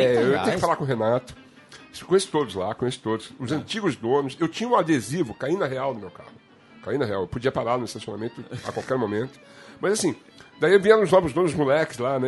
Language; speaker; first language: Portuguese; native; Portuguese